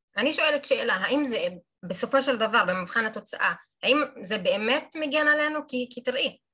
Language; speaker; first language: Hebrew; non-native, local second language; Arabic